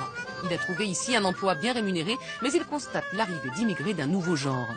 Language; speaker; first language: French; native; French